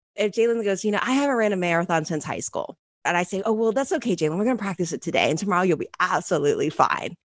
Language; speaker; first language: English; native; English